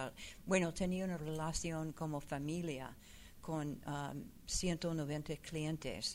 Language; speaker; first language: Spanish; non-native, fluent; English